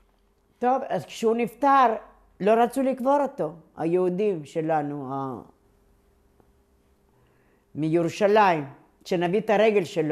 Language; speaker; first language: Hebrew; non-native, local second language; Ladino